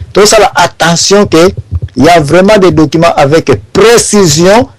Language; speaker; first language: French; non-native, local second language; Lingala